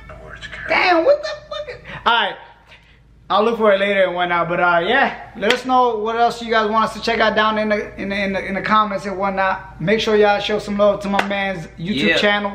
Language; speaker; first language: English; native; English